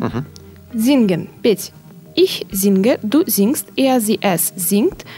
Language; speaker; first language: German; non-native, learner; Russian